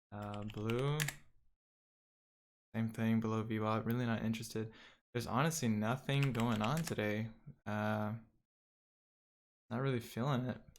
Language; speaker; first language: English; native; English